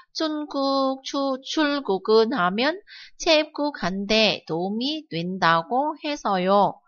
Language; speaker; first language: Korean; non-native, fluent; Vietnamese